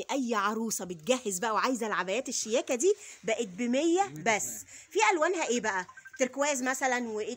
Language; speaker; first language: Arabic; native; Arabic